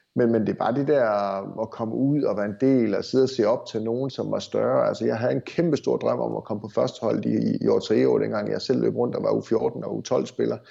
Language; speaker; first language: Danish; native; Danish